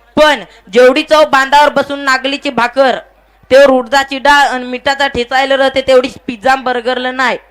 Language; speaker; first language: Marathi; non-native, local second language; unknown